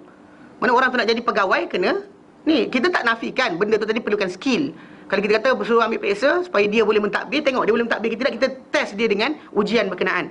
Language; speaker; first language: Malay; native; Malay